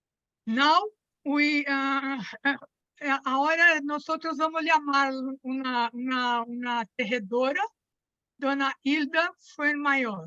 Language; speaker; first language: Spanish; non-native, fluent; Portuguese